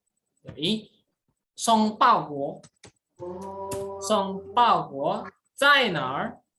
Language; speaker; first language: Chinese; non-native, fluent; Indonesian